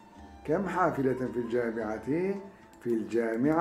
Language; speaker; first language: Arabic; non-native, fluent; Turkish